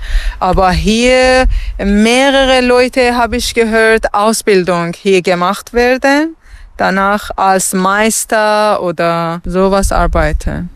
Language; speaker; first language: German; non-native, learner; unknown